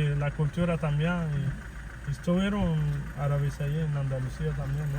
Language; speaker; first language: Spanish; non-native, fluent; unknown